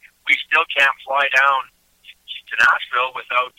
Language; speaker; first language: English; native; English